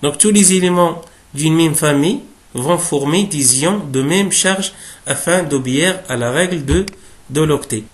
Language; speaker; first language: French; non-native, local second language; Arabic